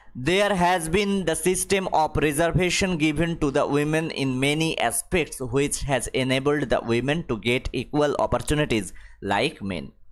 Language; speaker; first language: English; non-native, local second language; Bangla